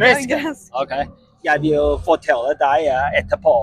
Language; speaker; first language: Norwegian; non-native, learner; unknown